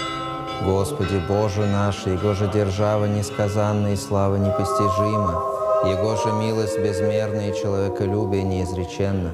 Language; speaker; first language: Russian; native; Russian